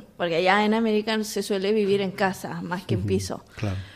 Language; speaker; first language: Spanish; native; Spanish